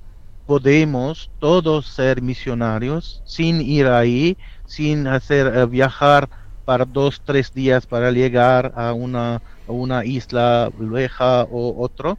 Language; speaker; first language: Spanish; non-native, fluent; Italian